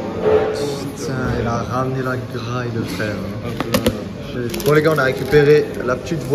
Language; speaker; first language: French; native; French